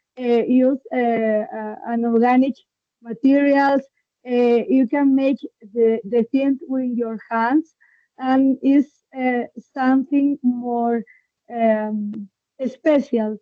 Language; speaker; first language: English; non-native, learner; Spanish